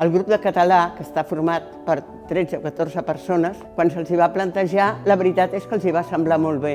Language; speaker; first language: Catalan; native; Catalan